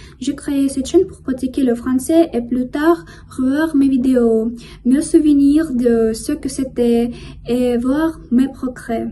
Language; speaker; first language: French; non-native, learner; Russian